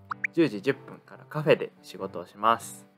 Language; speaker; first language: Japanese; native; Japanese